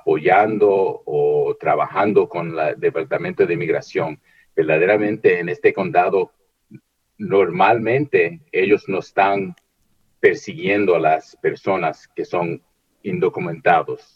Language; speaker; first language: Spanish; early bilingual, heritage; Spanish